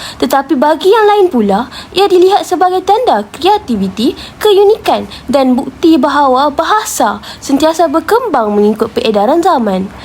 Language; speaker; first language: Malay; native; Malay